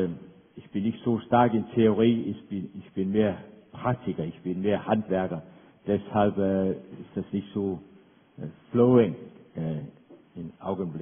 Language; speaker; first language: German; non-native, fluent; Danish